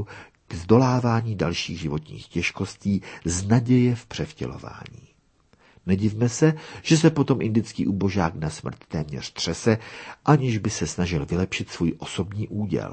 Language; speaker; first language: Czech; native; Czech